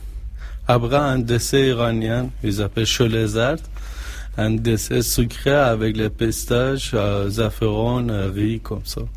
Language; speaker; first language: French; non-native, learner; Persian